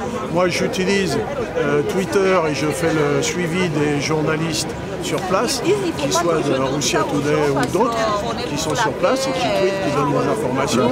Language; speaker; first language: French; native; French